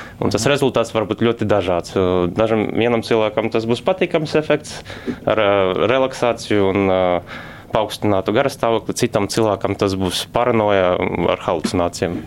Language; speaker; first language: Latvian; non-native, local second language; Russian